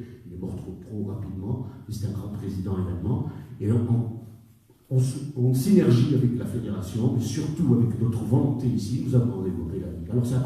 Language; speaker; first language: French; native; French